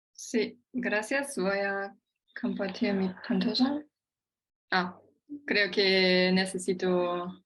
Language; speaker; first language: Spanish; non-native, fluent; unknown